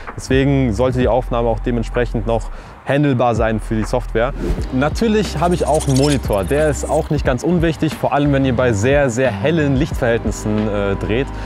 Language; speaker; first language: German; early bilingual, other home language; Russian